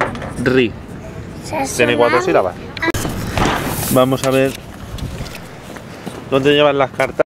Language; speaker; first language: Spanish; native; Spanish